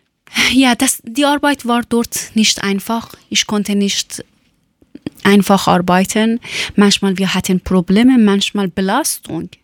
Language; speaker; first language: German; non-native, learner; Persian